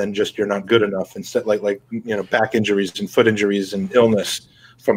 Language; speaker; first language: English; native; English